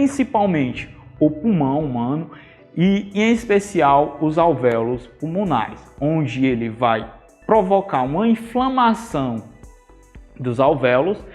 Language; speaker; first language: Portuguese; native; Portuguese